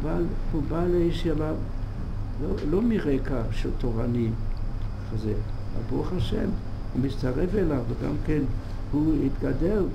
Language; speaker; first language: Hebrew; non-native, fluent; English